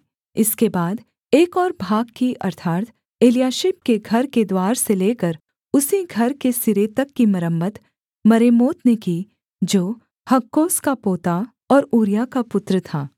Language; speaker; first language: Hindi; native; Hindi